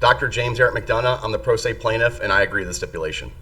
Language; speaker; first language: English; native; English